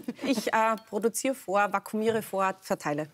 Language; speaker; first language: German; native; German